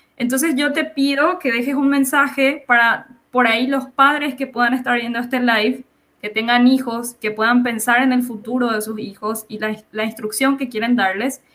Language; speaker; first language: Spanish; native; Spanish